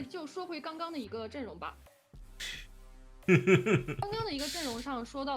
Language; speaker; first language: Chinese; native; Chinese